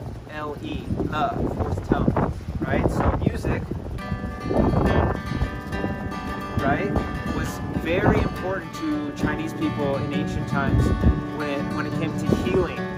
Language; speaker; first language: English; native; English